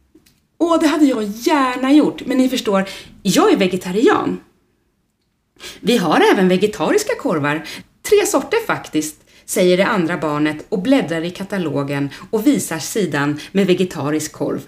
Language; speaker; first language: Swedish; native; Swedish